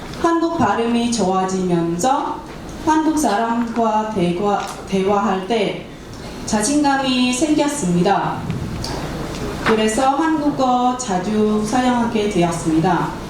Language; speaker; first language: Korean; non-native, learner; Khmer